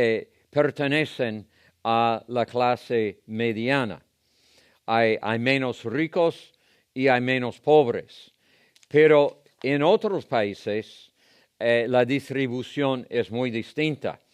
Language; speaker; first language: Spanish; non-native, fluent; English